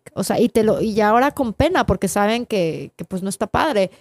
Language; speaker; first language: Spanish; native; Spanish